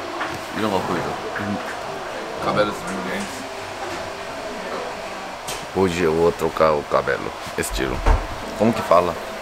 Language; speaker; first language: Portuguese; non-native, learner; Korean